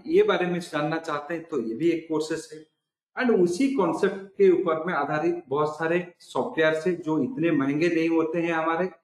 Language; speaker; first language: Hindi; non-native, local second language; Odia